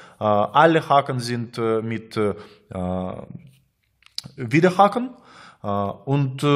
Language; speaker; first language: German; non-native, learner; Russian